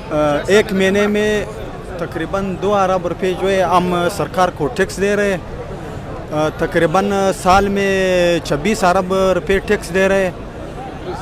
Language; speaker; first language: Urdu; non-native, local second language; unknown